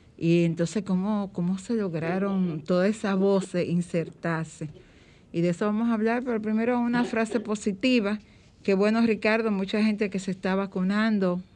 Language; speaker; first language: Spanish; native; Spanish